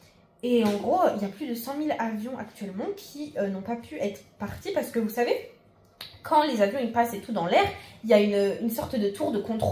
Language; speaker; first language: French; native; French